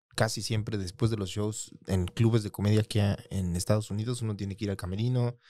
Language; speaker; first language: Spanish; native; Spanish